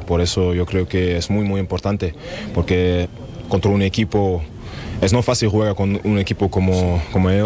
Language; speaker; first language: Spanish; non-native, learner; German